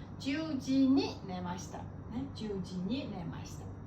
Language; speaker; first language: Japanese; non-native, fluent; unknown